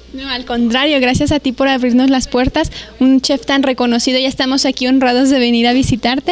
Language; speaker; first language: Spanish; native; Spanish